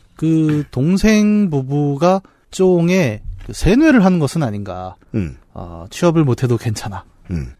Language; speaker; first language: Korean; native; Korean